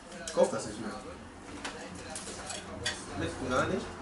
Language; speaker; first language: German; early bilingual, other home language; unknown